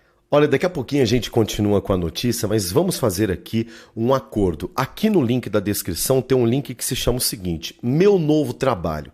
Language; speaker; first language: Portuguese; native; Portuguese